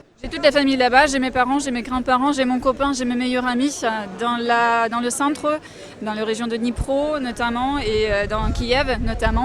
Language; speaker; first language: French; non-native, fluent; Russian